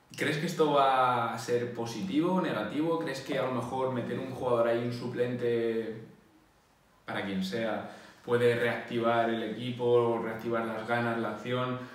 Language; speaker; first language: Spanish; native; Spanish